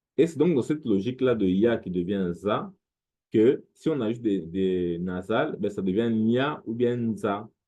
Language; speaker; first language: French; non-native, local second language; Lingala